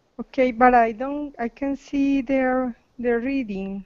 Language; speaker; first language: English; non-native, learner; Spanish